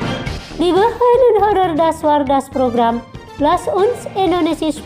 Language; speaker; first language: German; non-native, fluent; Indonesian